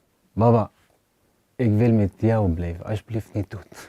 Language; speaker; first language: Dutch; non-native, learner; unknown